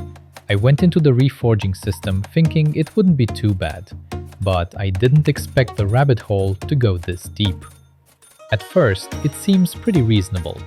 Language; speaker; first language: English; native; English